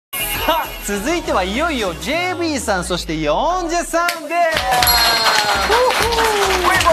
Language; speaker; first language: Japanese; native; Japanese